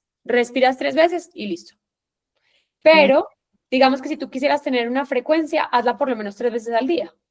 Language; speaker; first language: Spanish; native; Spanish